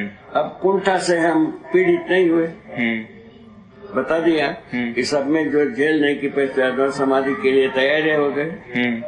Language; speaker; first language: Hindi; non-native, local second language; Kannada